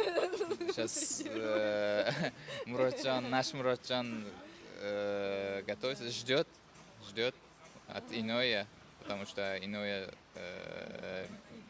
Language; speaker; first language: Russian; non-native, fluent; Uzbek